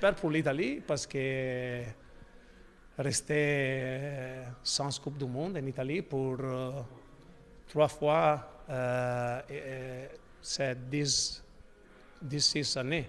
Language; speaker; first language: French; non-native, learner; Italian